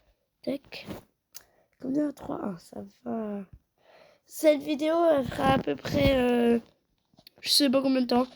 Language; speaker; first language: French; native; French